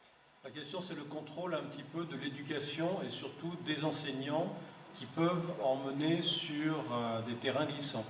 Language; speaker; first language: French; native; French